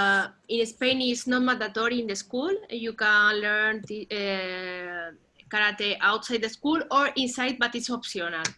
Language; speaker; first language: English; non-native, learner; Spanish